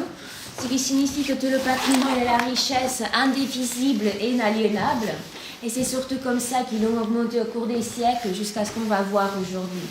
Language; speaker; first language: French; non-native, fluent; Portuguese